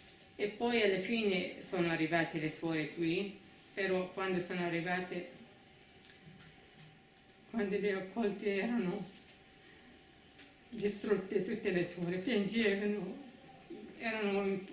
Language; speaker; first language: Italian; non-native, fluent; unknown